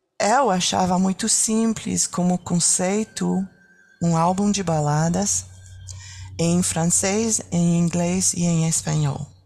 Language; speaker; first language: Portuguese; non-native, learner; French